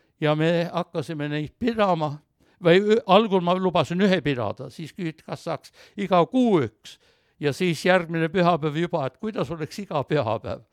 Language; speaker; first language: Estonian; early bilingual, heritage; Estonian